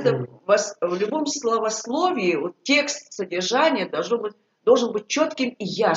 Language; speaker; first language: Russian; native; Russian